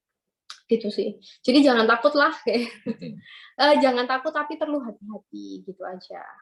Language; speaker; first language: Indonesian; native; Indonesian